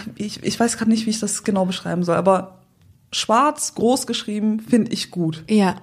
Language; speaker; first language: German; native; German